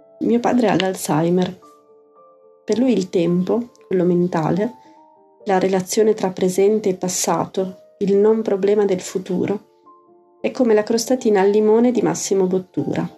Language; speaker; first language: Italian; native; Italian